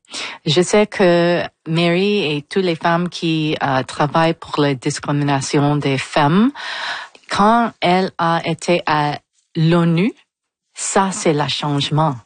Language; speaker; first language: French; non-native, local second language; English